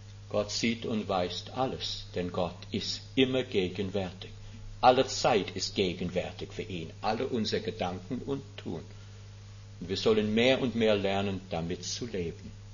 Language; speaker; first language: German; non-native, fluent; English